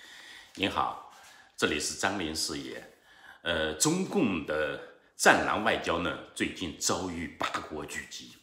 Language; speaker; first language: Chinese; native; Chinese